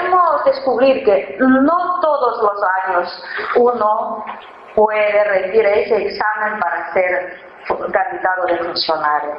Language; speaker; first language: Spanish; non-native, fluent; Chinese